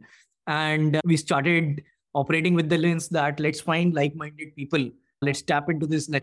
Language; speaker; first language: English; non-native, local second language; Hindi